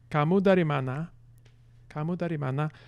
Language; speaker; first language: Indonesian; non-native, learner; English